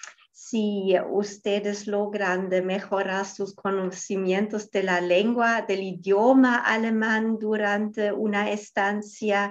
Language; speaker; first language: Spanish; non-native, fluent; German